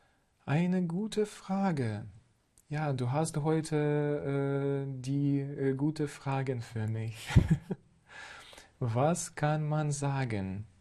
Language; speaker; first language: German; non-native, fluent; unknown